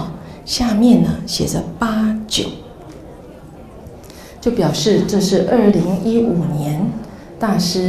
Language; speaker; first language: Chinese; native; Chinese